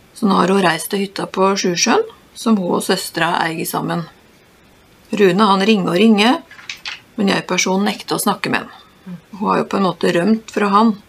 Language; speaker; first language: Norwegian; native; Norwegian